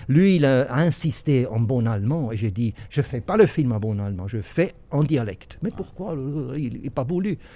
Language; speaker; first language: French; non-native, local second language; German